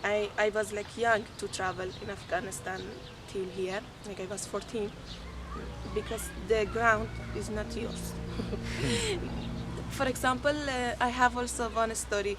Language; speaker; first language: English; non-native, fluent; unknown